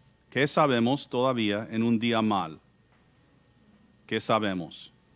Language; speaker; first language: Spanish; non-native, fluent; English